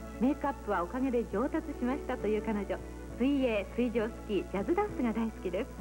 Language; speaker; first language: Japanese; native; Japanese